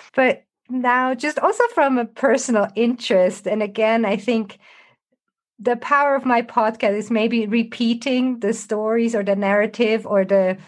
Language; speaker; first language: English; non-native, fluent; German